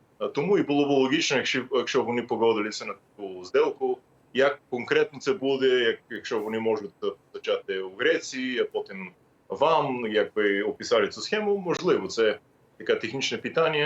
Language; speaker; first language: Ukrainian; non-native, fluent; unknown